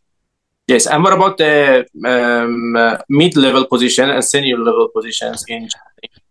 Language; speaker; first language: English; non-native, learner; Persian